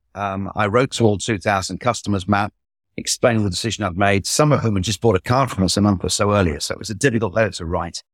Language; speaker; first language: English; native; English